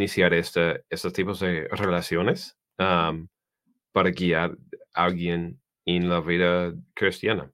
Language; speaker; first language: Spanish; non-native, learner; English